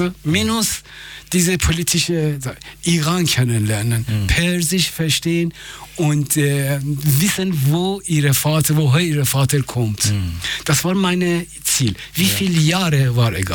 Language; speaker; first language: German; non-native, fluent; Persian